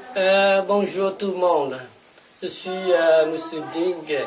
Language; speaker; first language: French; non-native, fluent; Vietnamese